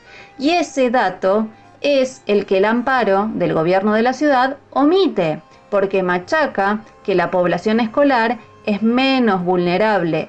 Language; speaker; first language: Spanish; native; Spanish